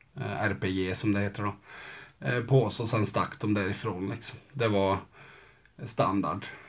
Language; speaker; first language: Swedish; native; Swedish